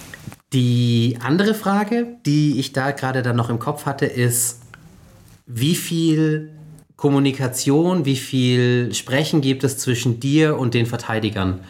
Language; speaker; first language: German; native; German